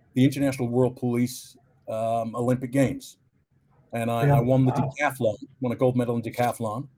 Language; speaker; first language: English; native; English